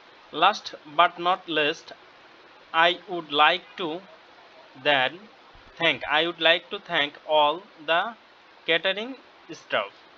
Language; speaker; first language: English; non-native, local second language; Bangla